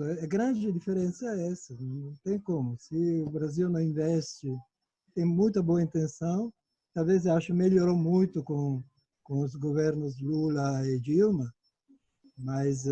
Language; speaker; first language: Portuguese; non-native, fluent; Italian